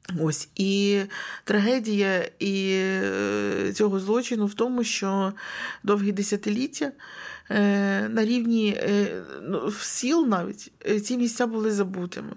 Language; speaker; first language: Ukrainian; native; Ukrainian